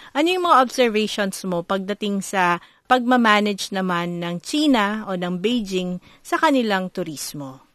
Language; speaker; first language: Filipino; native; Filipino